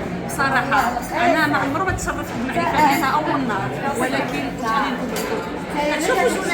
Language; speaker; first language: Arabic; native; Arabic